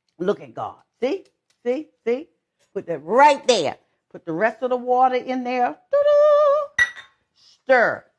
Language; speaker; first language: English; native; English